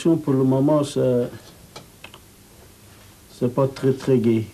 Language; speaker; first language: French; early bilingual, other home language; Turkish